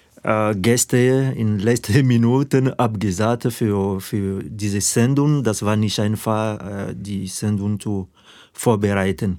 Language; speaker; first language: German; non-native, fluent; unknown